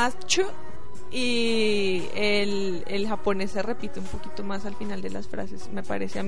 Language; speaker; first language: Spanish; native; Spanish